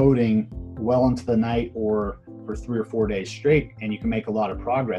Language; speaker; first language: English; native; English